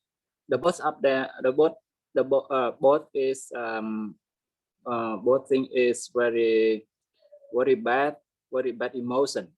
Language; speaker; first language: English; non-native, learner; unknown